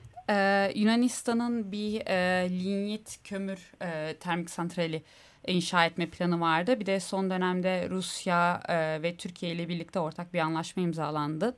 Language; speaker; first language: Turkish; native; Turkish